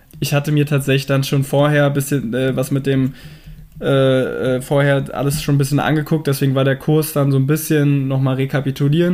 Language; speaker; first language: German; native; German